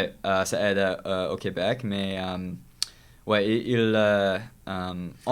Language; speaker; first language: French; non-native, learner; English